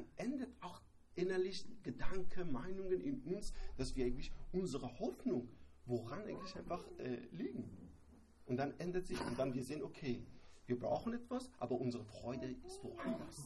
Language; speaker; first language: German; non-native, learner; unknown